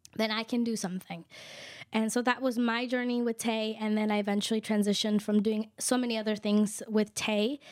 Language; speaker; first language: English; early bilingual, other home language; Kʼicheʼ